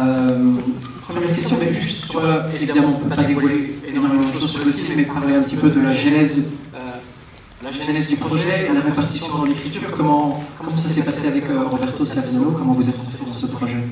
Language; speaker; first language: French; native; French